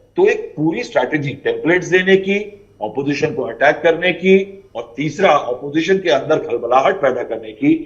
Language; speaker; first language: Hindi; native; Hindi